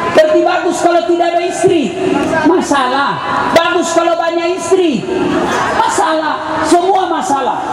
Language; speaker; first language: Indonesian; non-native, local second language; Buginese